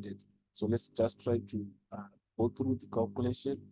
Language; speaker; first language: English; non-native, local second language; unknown